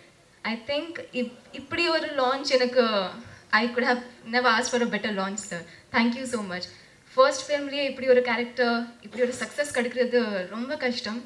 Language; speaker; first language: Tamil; non-native, fluent; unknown